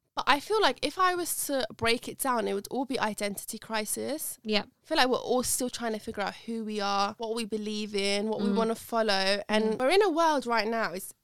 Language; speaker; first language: English; early bilingual, other home language; Arabic